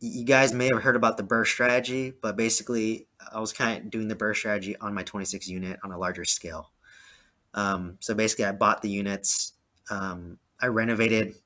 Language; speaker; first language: English; native; English